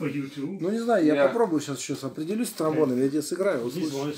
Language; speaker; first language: Russian; native; Russian